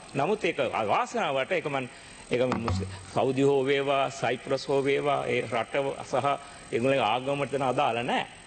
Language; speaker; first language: Sinhala; non-native, local second language; Tamil